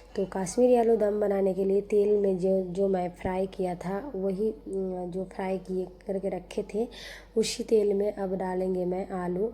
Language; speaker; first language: Hindi; non-native, local second language; Bangla